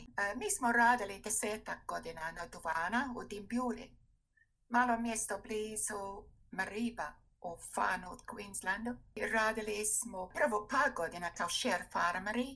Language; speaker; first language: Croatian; non-native, fluent; English